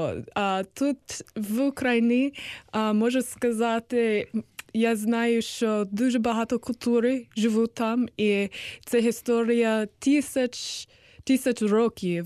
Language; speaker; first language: Ukrainian; non-native, learner; English